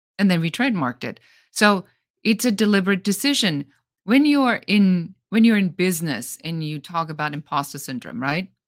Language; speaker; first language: English; non-native, fluent; German